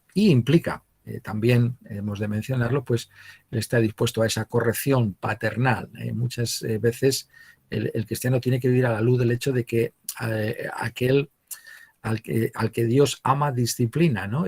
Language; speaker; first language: Spanish; native; Spanish